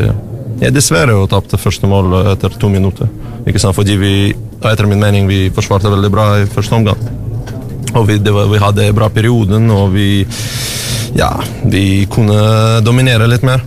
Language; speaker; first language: Norwegian; non-native, learner; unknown